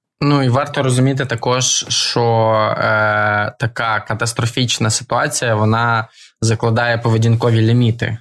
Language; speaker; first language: Ukrainian; non-native, local second language; Russian